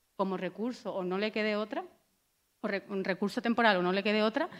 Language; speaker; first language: Spanish; native; Spanish